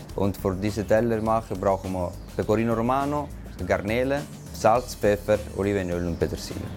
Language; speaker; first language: German; non-native, learner; Italian